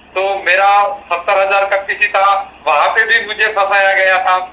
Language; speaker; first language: Hindi; non-native, local second language; Marathi